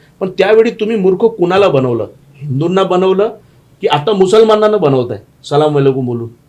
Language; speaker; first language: Marathi; non-native, local second language; Gujarati